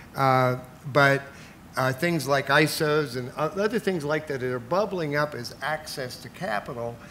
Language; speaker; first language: English; native; English